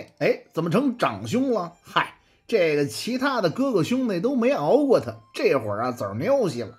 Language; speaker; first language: Chinese; native; Chinese